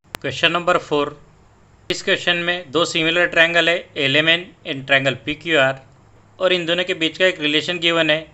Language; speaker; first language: Hindi; non-native, local second language; Marathi